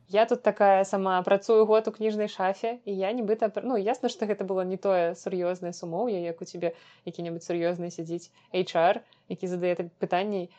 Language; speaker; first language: Belarusian; native; Belarusian